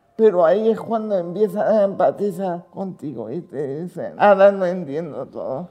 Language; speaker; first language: Spanish; early bilingual, heritage; Spanish